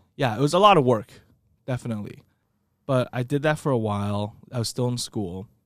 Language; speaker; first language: English; non-native, fluent; Chinese